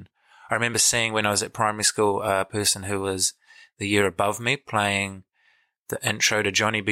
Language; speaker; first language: English; native; English